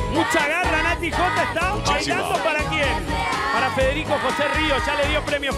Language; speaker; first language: Spanish; native; Spanish